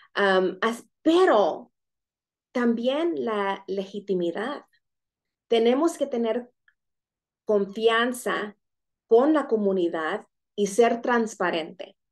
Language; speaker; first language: Spanish; native; Spanish